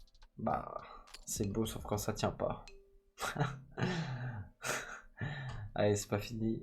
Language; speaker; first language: French; native; French